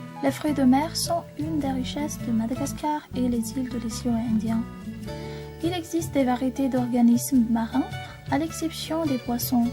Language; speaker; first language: French; non-native, local second language; Malagasy